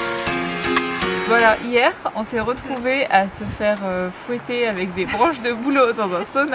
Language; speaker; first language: French; native; French